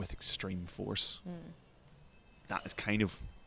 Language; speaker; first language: English; native; English